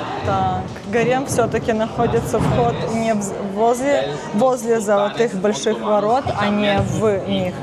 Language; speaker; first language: Russian; native; Russian